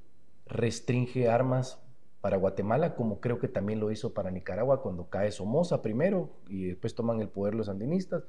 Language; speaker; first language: Spanish; native; Spanish